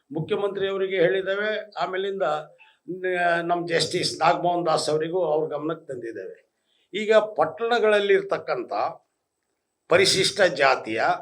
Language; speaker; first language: Kannada; non-native, local second language; Lambadi